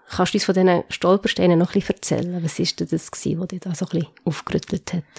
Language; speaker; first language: German; native; German